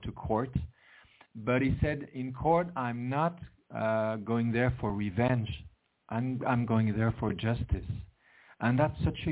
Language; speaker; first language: English; non-native, fluent; French